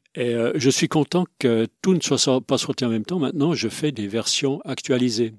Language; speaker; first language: French; non-native, local second language; Swiss German